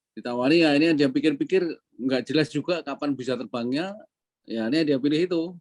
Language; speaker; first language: Indonesian; native; Indonesian